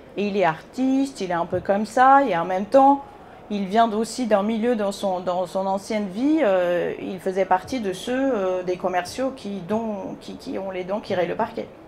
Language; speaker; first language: French; non-native, fluent; Bulgarian